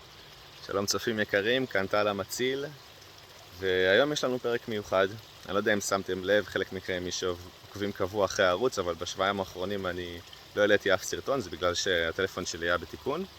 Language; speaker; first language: Hebrew; native; Hebrew